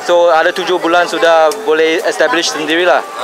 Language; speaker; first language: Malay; non-native, local second language; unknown